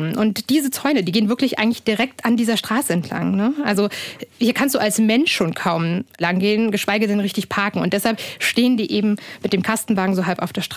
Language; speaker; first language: German; native; German